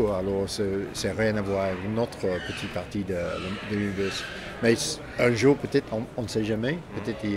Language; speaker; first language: French; non-native, fluent; English